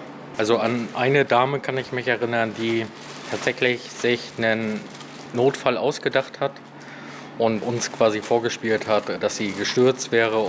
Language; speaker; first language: German; native; German